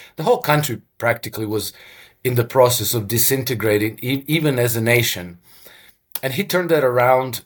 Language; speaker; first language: English; non-native, fluent; Croatian